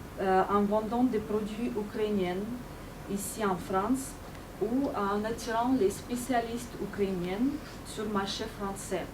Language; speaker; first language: French; non-native, fluent; Ukrainian